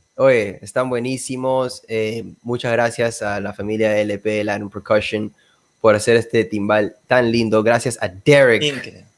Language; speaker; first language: Spanish; native; Spanish